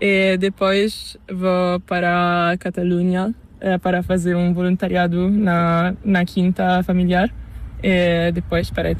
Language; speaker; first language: Spanish; non-native, learner; Italian